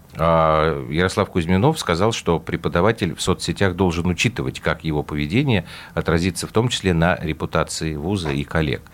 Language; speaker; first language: Russian; native; Russian